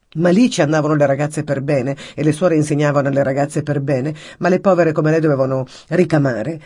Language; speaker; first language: Italian; native; Italian